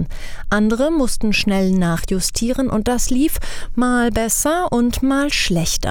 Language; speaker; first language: German; native; German